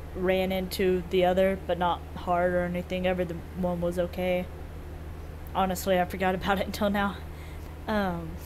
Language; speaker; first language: English; native; English